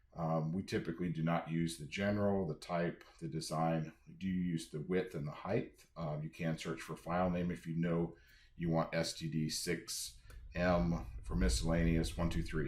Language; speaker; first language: English; native; English